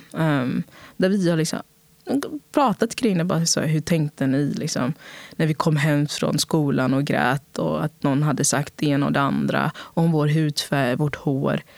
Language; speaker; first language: Swedish; early bilingual, other home language; Portuguese